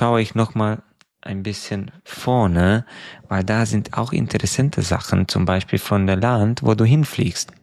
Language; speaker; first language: German; non-native, fluent; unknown